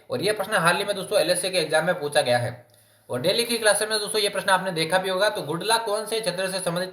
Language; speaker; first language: Hindi; native; Hindi